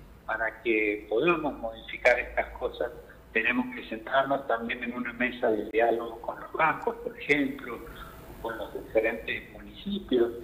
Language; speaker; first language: Spanish; native; Spanish